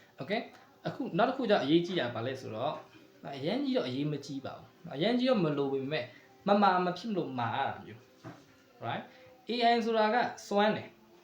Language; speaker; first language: Burmese; native; Burmese